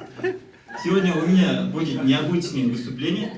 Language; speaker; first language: Russian; non-native, local second language; Kazakh